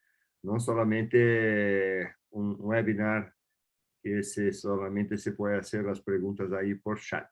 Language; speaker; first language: Spanish; non-native, fluent; Portuguese